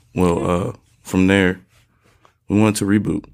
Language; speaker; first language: English; native; English